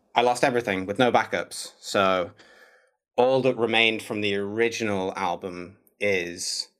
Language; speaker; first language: English; native; English